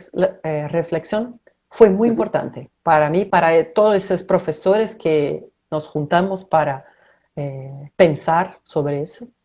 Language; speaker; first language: Spanish; non-native, fluent; Portuguese